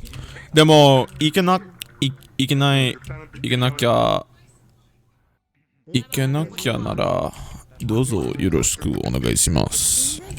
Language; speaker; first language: Japanese; non-native, learner; English